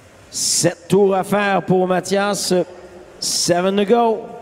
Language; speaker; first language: French; native; French